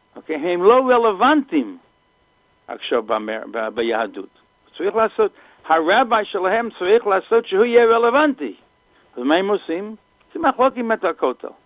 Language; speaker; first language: Hebrew; non-native, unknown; English